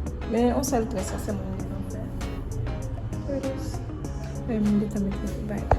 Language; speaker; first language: French; non-native, learner; Haitian Creole